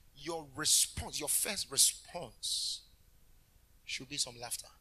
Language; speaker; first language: English; non-native, local second language; Akan